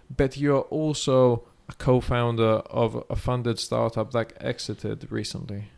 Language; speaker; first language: English; non-native, fluent; Greek